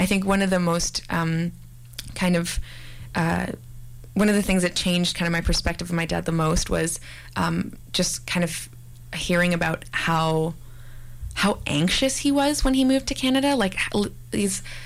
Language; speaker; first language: English; native; English